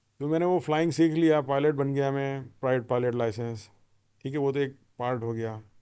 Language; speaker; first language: Hindi; native; Hindi